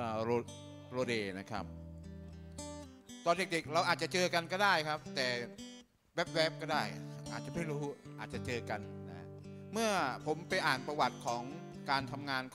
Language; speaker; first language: Thai; native; Thai